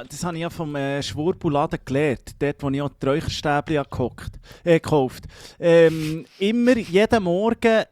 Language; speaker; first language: German; native; German